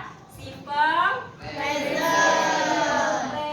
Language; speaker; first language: English; non-native, learner; Indonesian